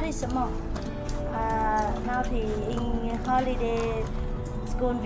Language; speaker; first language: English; non-native, learner; Vietnamese